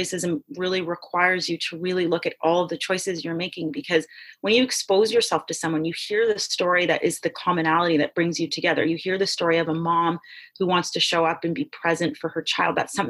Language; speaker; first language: English; native; English